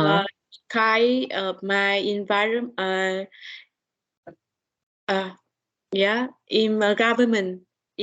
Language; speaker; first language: English; non-native, learner; Vietnamese